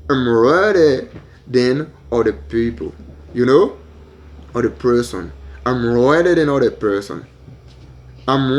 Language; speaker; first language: English; non-native, learner; Haitian Creole